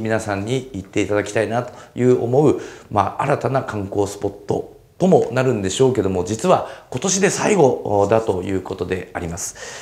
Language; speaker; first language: Japanese; native; Japanese